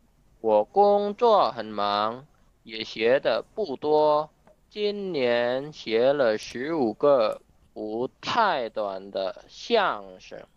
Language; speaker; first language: Chinese; non-native, learner; Indonesian